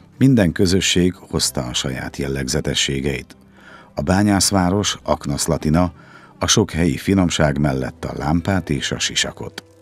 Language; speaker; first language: Hungarian; native; Hungarian